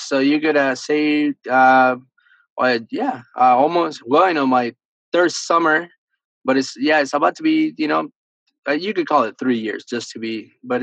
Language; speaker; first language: English; early bilingual, other home language; Spanish